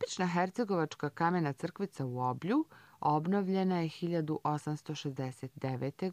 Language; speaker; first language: Croatian; native; Croatian